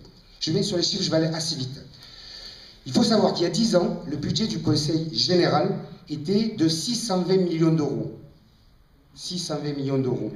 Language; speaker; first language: French; native; French